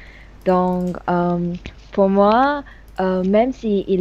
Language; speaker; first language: French; non-native, learner; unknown